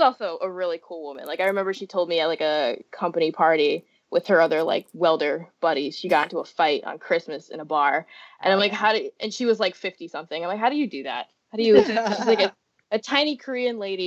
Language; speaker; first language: English; native; English